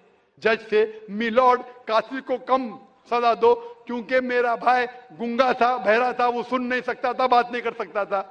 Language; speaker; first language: Hindi; native; Hindi